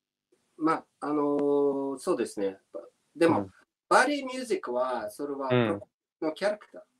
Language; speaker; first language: Japanese; non-native, learner; Russian